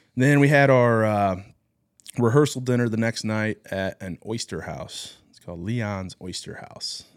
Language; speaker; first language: English; native; English